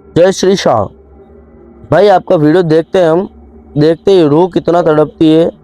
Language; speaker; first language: Hindi; native; Hindi